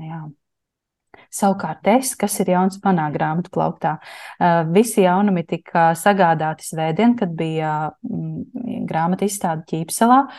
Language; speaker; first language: Latvian; native; Latvian